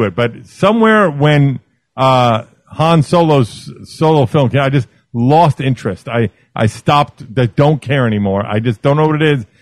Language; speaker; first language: English; native; English